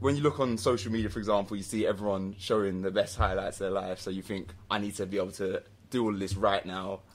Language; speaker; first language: English; native; English